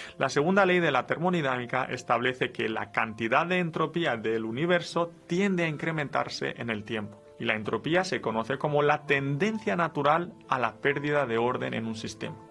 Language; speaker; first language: Spanish; non-native, fluent; Romanian